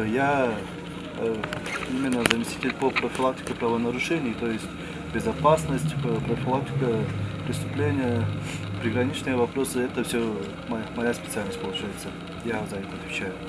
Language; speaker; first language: Russian; non-native, local second language; Tuvinian